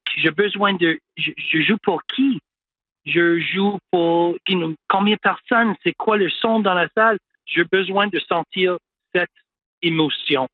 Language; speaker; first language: French; non-native, local second language; English